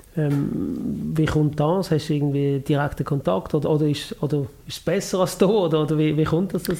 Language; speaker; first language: German; native; German